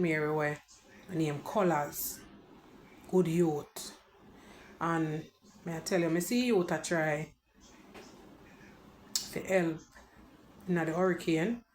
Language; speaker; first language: English; native; English